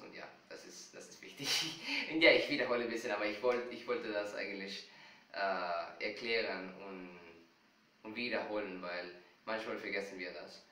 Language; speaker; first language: German; non-native, fluent; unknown